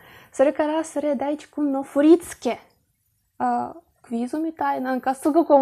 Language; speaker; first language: Japanese; non-native, learner; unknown